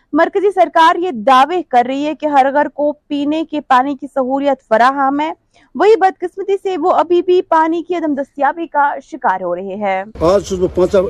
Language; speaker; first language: Urdu; non-native, local second language; Kashmiri